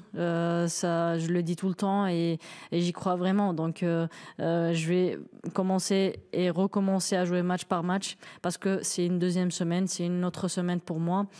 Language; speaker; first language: French; non-native, local second language; Arabic